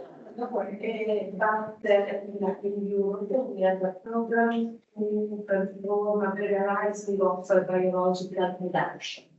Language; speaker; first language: English; non-native, learner; Italian